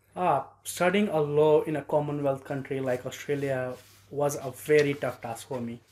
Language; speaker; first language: English; non-native, local second language; Nepali